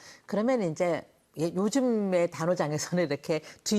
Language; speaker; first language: Korean; native; Korean